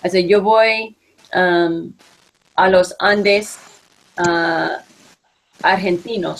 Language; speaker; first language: Spanish; non-native, fluent; English